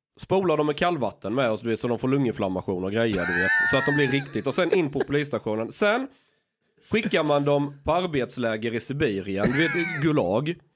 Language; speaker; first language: Swedish; native; Swedish